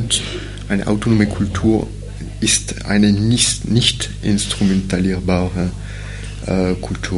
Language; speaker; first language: German; non-native, fluent; French